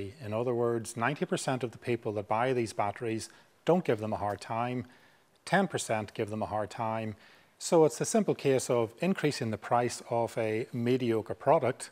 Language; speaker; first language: English; native; English